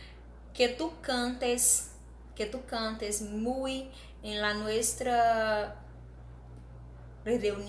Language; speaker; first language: Spanish; non-native, learner; Portuguese